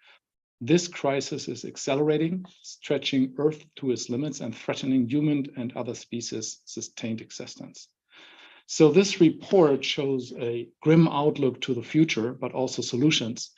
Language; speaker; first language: English; non-native, fluent; German